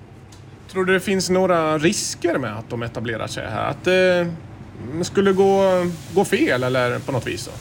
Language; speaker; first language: Swedish; native; Swedish